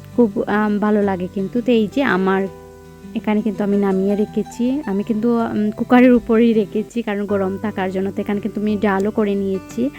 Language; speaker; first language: Bangla; non-native, local second language; Sylheti